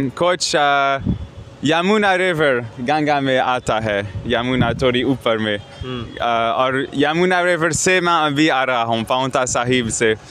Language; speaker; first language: Hindi; non-native, learner; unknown